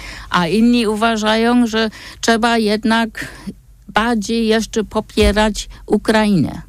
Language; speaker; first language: Polish; non-native, fluent; German